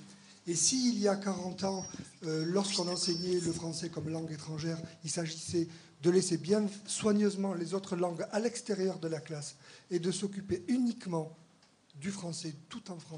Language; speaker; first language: French; native; French